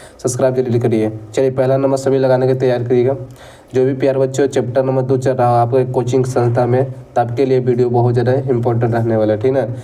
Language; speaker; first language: Hindi; native; Hindi